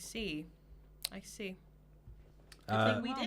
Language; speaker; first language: English; native; English